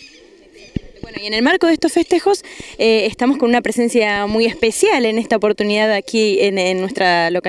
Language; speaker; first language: Spanish; native; Spanish